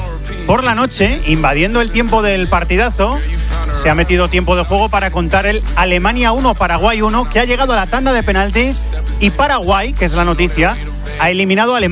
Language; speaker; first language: Spanish; native; Spanish